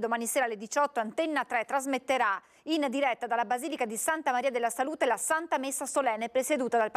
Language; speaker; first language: Italian; native; Italian